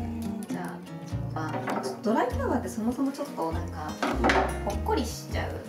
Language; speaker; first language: Japanese; native; Japanese